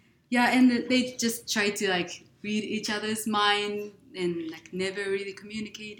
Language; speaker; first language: English; non-native, fluent; Japanese